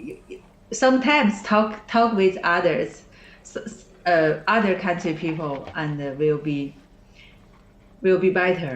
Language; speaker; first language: English; non-native, learner; Chinese